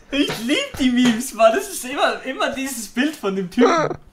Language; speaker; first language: German; native; German